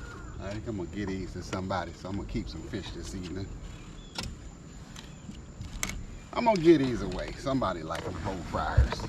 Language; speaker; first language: English; native; English